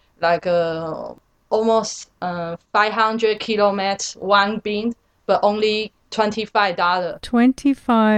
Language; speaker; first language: English; non-native, learner; Chinese